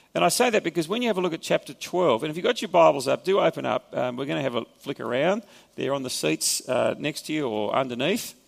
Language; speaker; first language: English; native; English